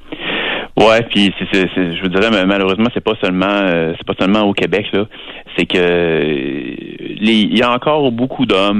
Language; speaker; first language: French; native; French